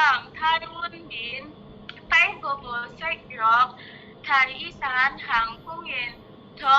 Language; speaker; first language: Cantonese; non-native, learner; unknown